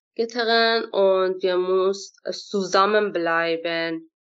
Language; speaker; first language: German; non-native, learner; Persian